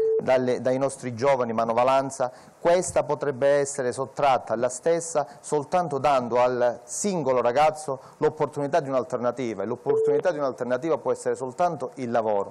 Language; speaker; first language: Italian; native; Italian